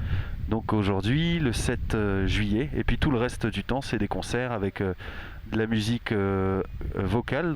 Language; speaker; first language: French; native; French